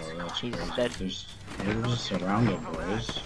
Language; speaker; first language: English; native; English